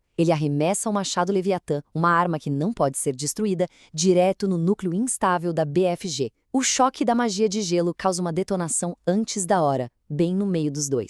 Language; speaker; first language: Portuguese; native; Portuguese